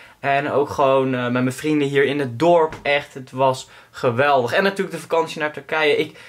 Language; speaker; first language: Dutch; native; Dutch